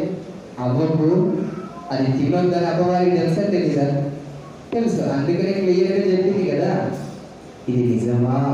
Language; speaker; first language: Telugu; native; Telugu